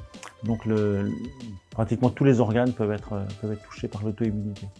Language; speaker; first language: French; native; French